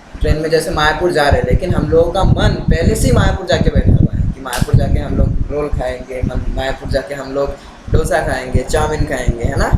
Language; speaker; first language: Hindi; non-native, local second language; Bangla